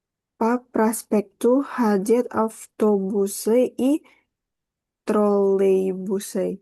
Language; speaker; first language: Russian; non-native, learner; Indonesian